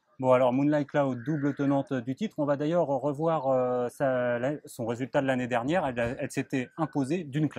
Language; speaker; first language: French; native; French